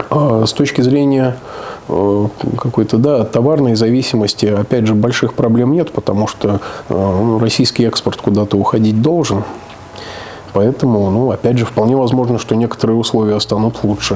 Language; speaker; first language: Russian; native; Russian